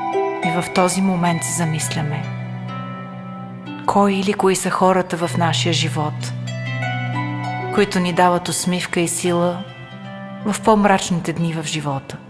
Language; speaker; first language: Bulgarian; native; Bulgarian